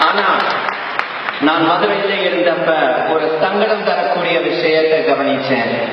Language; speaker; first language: Tamil; non-native, fluent; English